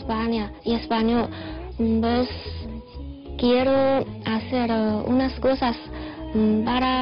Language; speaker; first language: Spanish; non-native, learner; Chinese